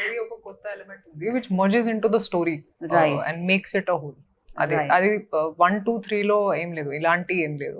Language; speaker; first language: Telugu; non-native, fluent; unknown